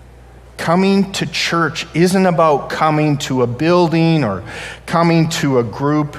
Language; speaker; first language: English; native; English